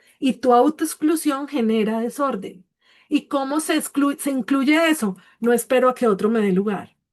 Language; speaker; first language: Spanish; native; Spanish